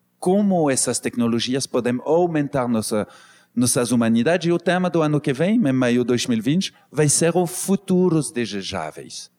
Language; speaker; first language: Portuguese; non-native, fluent; French